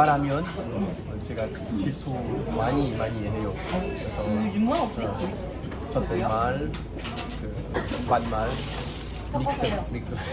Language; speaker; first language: Korean; non-native, learner; French